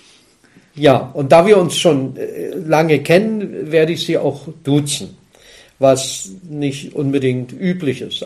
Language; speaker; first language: German; native; German